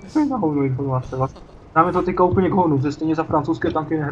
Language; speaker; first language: Czech; native; Czech